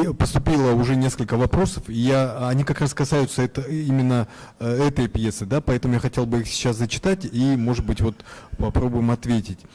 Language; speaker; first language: Russian; native; Russian